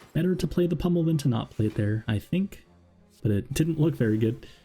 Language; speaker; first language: English; native; English